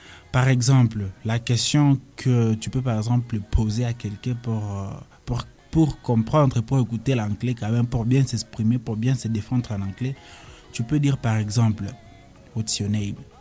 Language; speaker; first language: French; non-native, local second language; Swahili